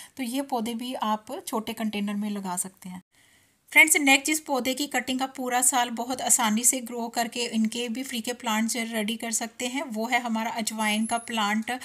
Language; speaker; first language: Hindi; non-native, local second language; Punjabi